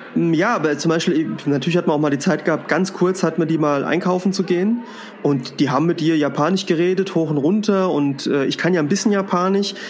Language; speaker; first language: German; native; German